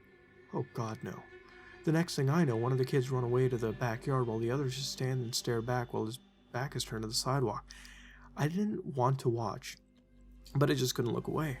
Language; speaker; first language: English; native; English